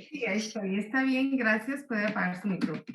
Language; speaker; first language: Spanish; native; Spanish